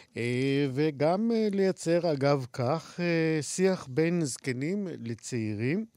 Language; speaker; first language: Hebrew; native; Hebrew